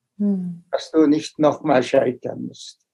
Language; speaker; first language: German; non-native, fluent; Tuvinian